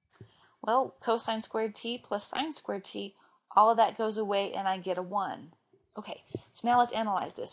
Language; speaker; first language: English; native; English